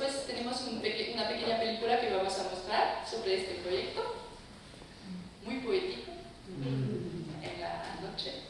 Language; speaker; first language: Spanish; non-native, fluent; French